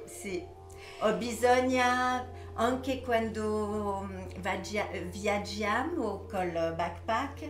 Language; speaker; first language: Italian; early bilingual, heritage; French